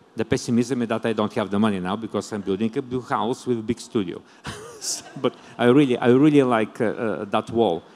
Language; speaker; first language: English; non-native, fluent; Bulgarian